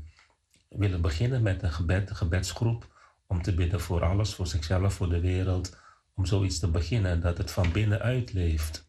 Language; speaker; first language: Dutch; non-native, fluent; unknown